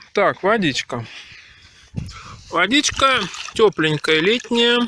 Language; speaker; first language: Russian; native; Russian